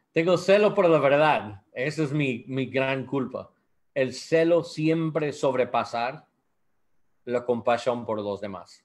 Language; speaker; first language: Spanish; non-native, learner; English